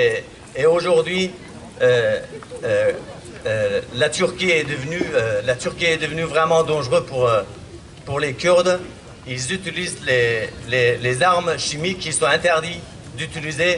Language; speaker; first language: French; non-native, fluent; Kurdish